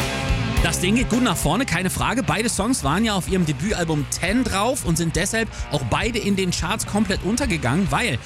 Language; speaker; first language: German; native; German